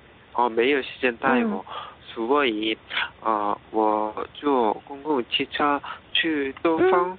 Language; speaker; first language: Chinese; non-native, learner; Korean